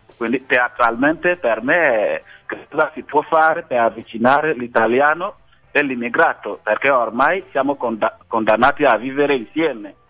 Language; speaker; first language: Italian; non-native, fluent; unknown